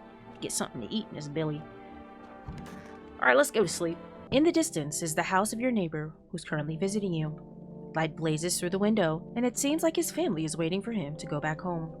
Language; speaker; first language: English; native; English